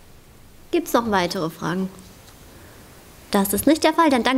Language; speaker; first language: German; native; German